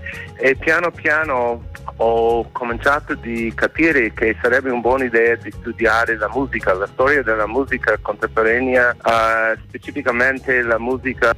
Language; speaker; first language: Italian; non-native, fluent; English